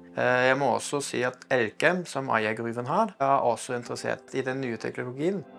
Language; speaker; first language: Norwegian; non-native, fluent; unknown